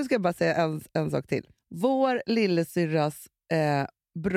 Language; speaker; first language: Swedish; native; Swedish